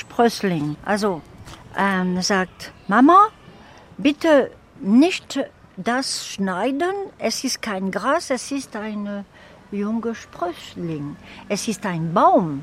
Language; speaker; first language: German; non-native, fluent; French